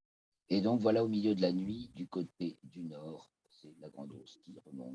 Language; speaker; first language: French; native; French